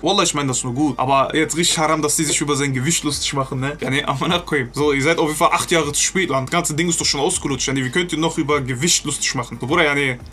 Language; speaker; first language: German; early bilingual, other home language; Turkish